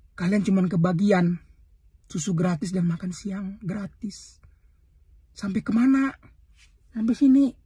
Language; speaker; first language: Indonesian; native; Indonesian